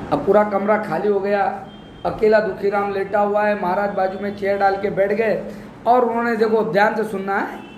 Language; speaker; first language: Hindi; non-native, local second language; Marathi